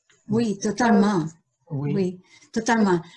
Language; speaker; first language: French; non-native, learner; Spanish